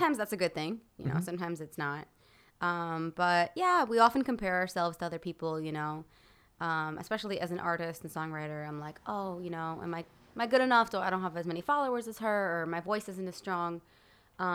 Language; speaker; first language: English; native; English